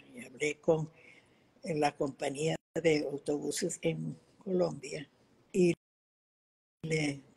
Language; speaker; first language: Spanish; early bilingual, other home language; Yiddish